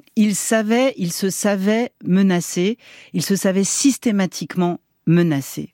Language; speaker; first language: French; native; French